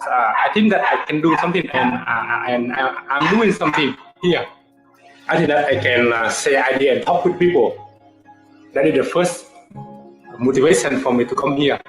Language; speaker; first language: English; non-native, fluent; Vietnamese